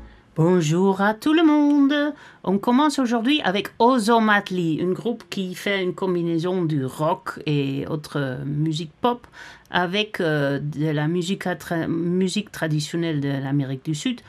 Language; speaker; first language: French; non-native, fluent; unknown